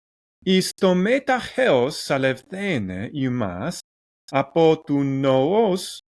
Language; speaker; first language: Greek; non-native, learner; English